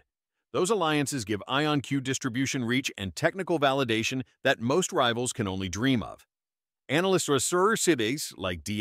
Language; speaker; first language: English; native; English